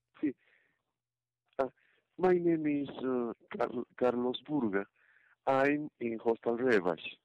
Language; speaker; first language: English; non-native, learner; Spanish